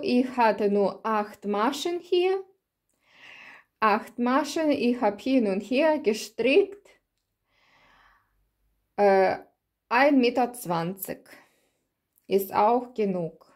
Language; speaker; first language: German; non-native, learner; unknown